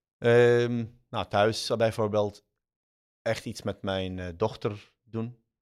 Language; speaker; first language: Dutch; early bilingual, other home language; Arabic